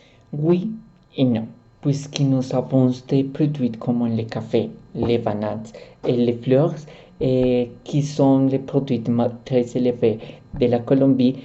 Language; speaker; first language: French; non-native, learner; Spanish